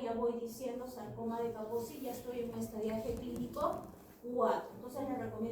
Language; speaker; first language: Spanish; native; Spanish